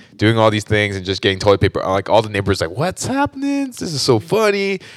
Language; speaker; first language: English; native; English